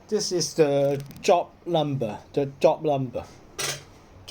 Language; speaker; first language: English; non-native, learner; Cantonese